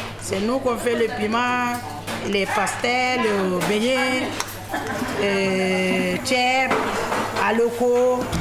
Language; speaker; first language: French; non-native, local second language; Wolof